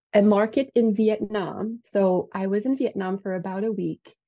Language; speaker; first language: English; non-native, fluent; French